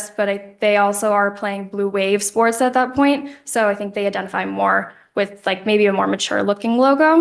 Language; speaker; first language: English; native; English